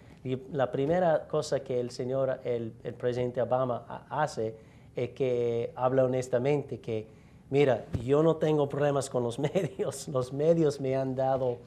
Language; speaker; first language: Spanish; non-native, fluent; English